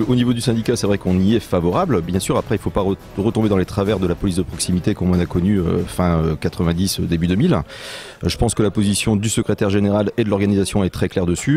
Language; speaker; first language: French; native; French